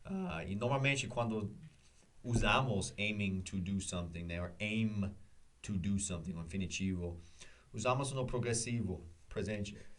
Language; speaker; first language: Portuguese; non-native, learner; English